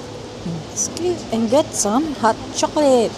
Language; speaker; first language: English; non-native, local second language; Filipino